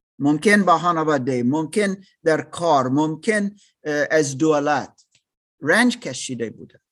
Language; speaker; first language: Persian; non-native, learner; English